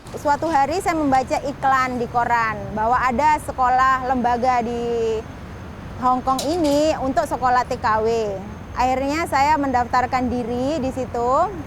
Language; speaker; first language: Indonesian; native; Indonesian